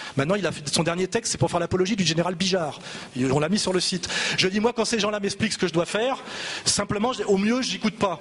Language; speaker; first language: French; native; French